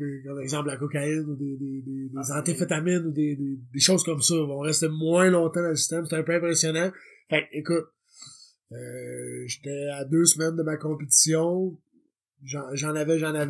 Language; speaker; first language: French; native; French